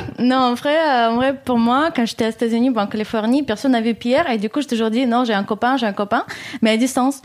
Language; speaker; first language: French; non-native, fluent; English